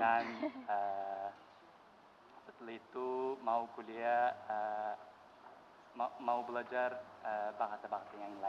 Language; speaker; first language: Indonesian; non-native, learner; Uzbek